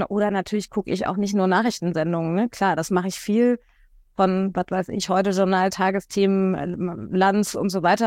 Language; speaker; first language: German; native; German